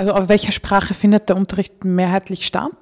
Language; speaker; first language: German; early bilingual, other home language; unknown